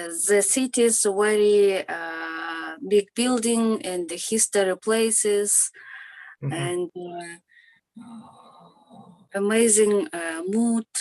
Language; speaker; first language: English; non-native, learner; Kyrgyz